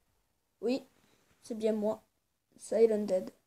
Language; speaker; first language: French; native; French